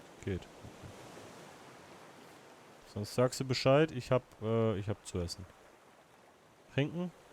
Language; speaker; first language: German; native; German